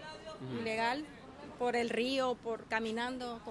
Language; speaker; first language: Spanish; native; Spanish